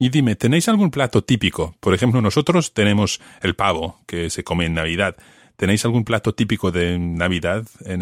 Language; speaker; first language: Spanish; non-native, fluent; English